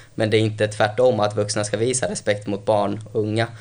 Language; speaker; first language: Swedish; early bilingual, other home language; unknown